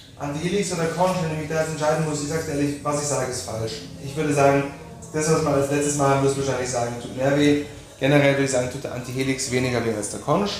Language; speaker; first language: German; native; German